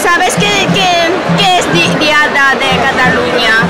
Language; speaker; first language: Spanish; non-native, fluent; Chinese